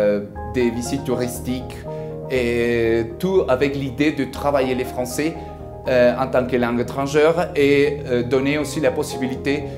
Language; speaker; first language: French; non-native, fluent; Spanish